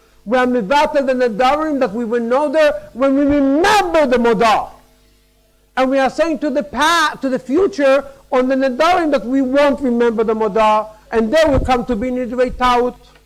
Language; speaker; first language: English; non-native, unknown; Hebrew